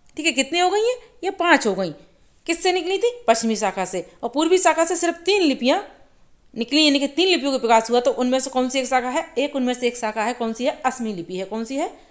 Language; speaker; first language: Hindi; native; Hindi